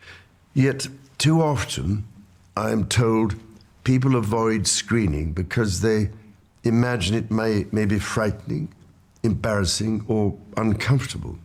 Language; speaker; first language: English; native; English